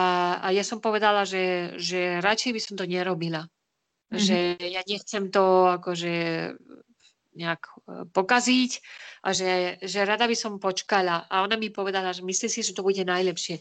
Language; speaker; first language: Slovak; non-native, fluent; Spanish